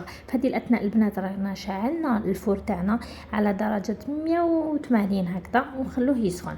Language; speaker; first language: Arabic; native; Arabic